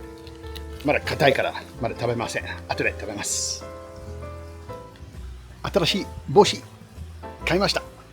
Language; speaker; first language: Japanese; non-native, learner; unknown